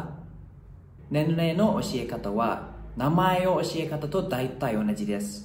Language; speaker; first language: Japanese; non-native, fluent; Thai